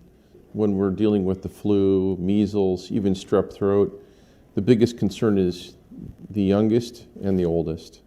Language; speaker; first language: English; native; English